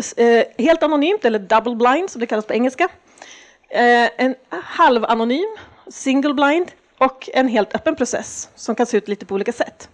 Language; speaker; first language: Swedish; native; Swedish